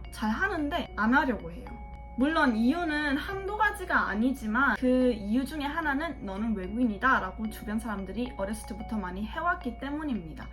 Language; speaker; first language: Korean; early bilingual, heritage; Korean